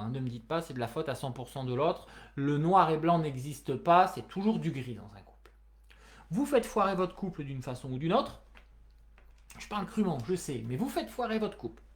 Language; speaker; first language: French; native; French